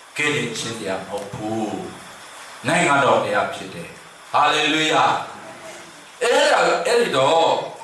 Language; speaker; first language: Burmese; non-native, local second language; Hakha Chin